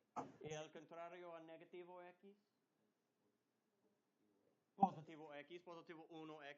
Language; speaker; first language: Spanish; non-native, learner; English